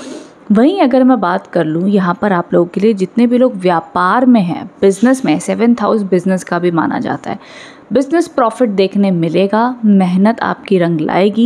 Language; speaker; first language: Hindi; native; Hindi